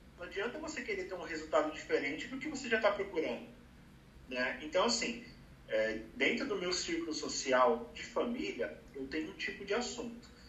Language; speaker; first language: Portuguese; native; Portuguese